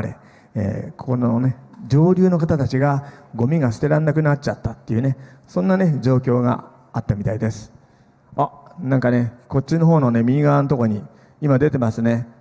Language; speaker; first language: Japanese; native; Japanese